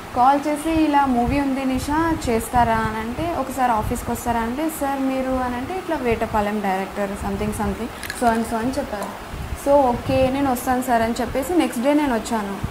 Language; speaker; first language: Telugu; non-native, fluent; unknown